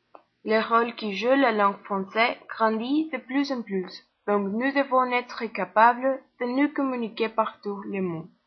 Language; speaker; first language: French; non-native, learner; Spanish